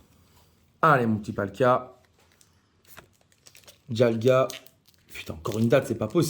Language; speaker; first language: French; native; French